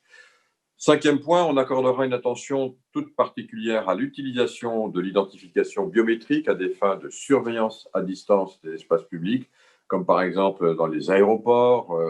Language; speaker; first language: French; native; French